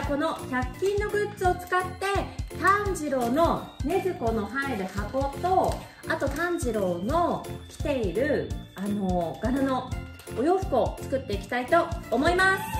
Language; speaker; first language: Japanese; native; Japanese